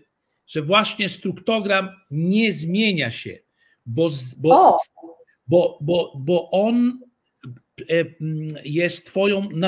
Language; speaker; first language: Polish; early bilingual, heritage; Italian